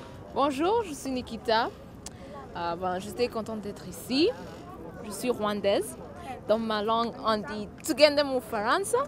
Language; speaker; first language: French; non-native, local second language; Kinyarwanda